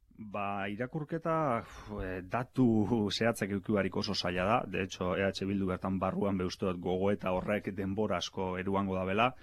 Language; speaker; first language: Basque; native; Basque